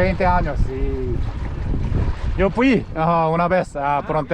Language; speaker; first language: Spanish; non-native, learner; Korean